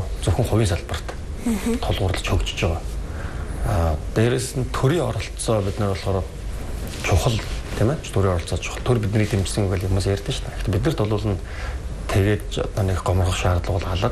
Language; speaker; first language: Mongolian; native; Mongolian